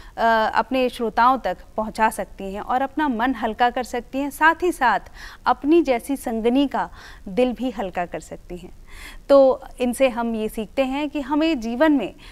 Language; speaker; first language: Hindi; native; Hindi